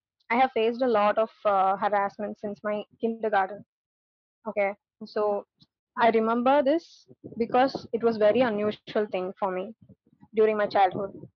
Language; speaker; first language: English; non-native, local second language; Tamil